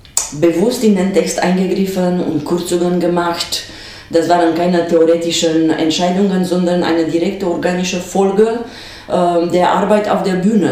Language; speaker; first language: German; non-native, fluent; Romanian